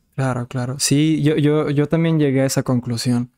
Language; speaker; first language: Spanish; non-native, fluent; Serbian